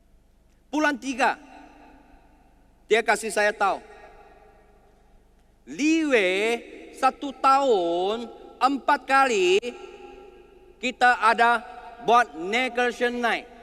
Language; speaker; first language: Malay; non-native, learner; Chinese